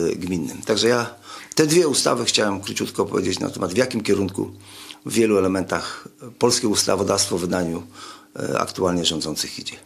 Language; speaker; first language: Polish; native; Polish